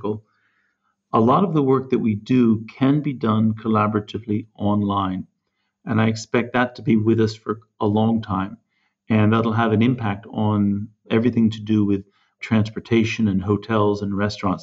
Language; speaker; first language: English; native; English